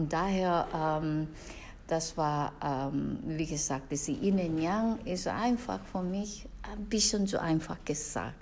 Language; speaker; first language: German; non-native, fluent; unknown